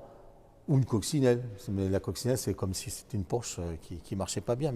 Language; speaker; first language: French; native; French